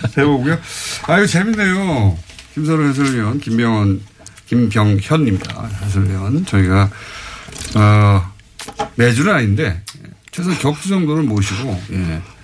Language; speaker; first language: Korean; native; Korean